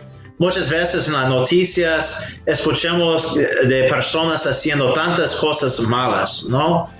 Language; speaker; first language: Spanish; non-native, fluent; English